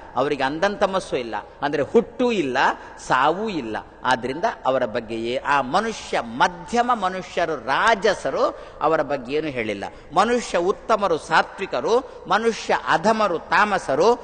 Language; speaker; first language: Kannada; non-native, local second language; Tulu